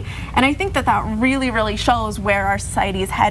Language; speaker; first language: English; native; English